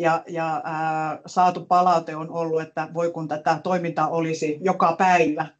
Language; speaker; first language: Finnish; native; Finnish